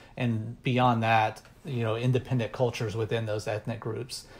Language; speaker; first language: English; native; English